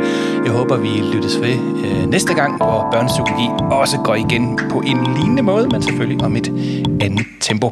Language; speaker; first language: Danish; native; Danish